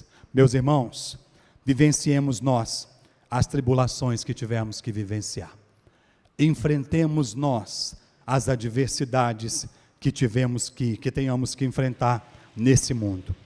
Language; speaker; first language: Portuguese; native; Portuguese